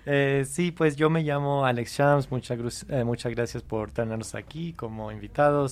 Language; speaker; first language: Spanish; non-native, fluent; English